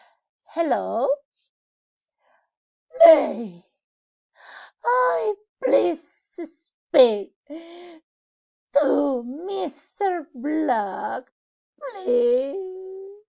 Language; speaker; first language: English; non-native, learner; Spanish